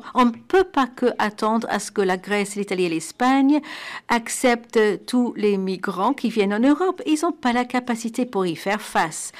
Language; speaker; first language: French; non-native, fluent; Portuguese